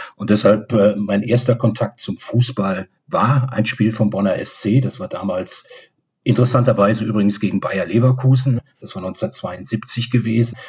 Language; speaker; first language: German; native; German